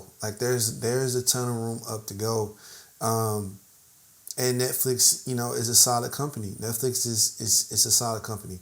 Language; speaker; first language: English; native; English